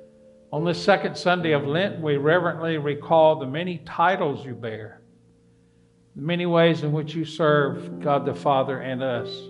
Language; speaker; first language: English; native; English